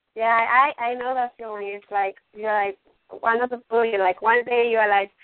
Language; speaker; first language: English; non-native, fluent; Spanish